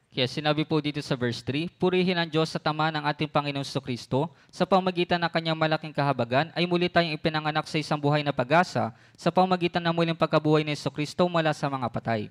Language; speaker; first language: Filipino; native; Filipino